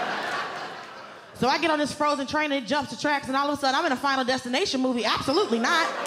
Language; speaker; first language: English; native; English